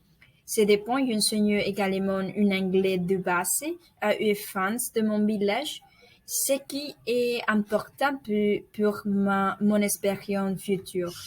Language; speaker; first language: French; non-native, learner; Spanish